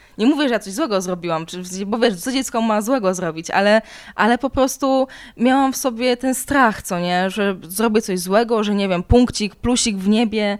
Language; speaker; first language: Polish; native; Polish